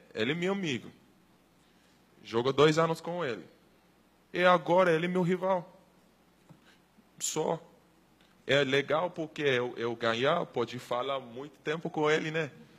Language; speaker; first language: Portuguese; non-native, learner; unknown